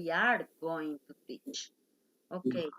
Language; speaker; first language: English; non-native, learner; Spanish